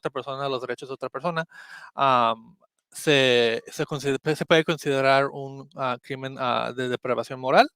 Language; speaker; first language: Spanish; early bilingual, heritage; Spanish